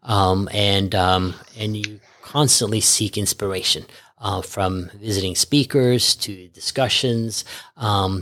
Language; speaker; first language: English; early bilingual, other home language; Norwegian